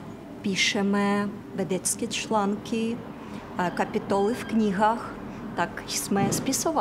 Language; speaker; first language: Czech; non-native, fluent; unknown